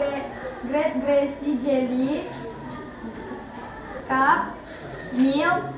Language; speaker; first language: English; non-native, learner; Indonesian